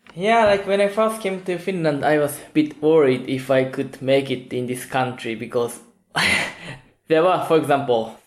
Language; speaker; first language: English; non-native, fluent; Japanese